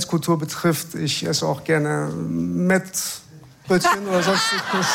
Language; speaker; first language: German; early bilingual, other home language; Persian